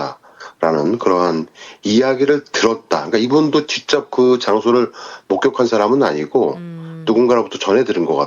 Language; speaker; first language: Korean; native; Korean